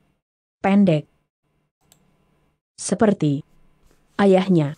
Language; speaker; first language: Indonesian; non-native, learner; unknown